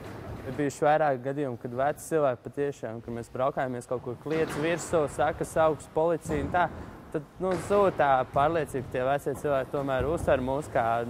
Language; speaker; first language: Latvian; native; Latvian